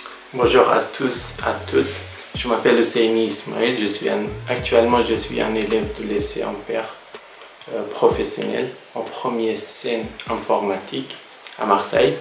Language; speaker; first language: French; non-native, learner; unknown